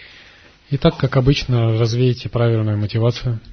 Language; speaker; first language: Russian; native; Russian